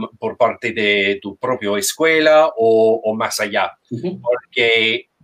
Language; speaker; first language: Spanish; non-native, fluent; English